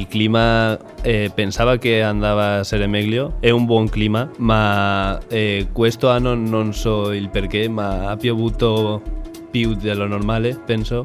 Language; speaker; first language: Italian; non-native, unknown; Spanish